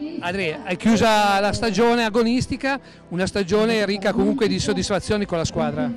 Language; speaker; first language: Italian; native; Italian